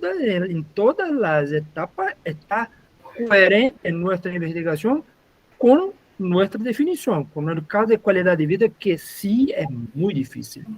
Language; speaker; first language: Spanish; non-native, learner; Portuguese